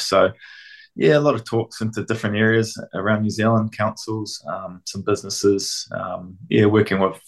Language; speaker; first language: English; native; English